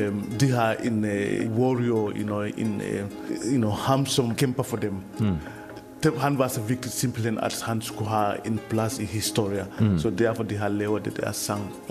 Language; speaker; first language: Danish; non-native, learner; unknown